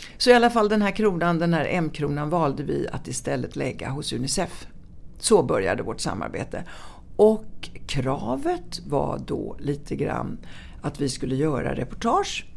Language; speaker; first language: Swedish; early bilingual, other home language; Italian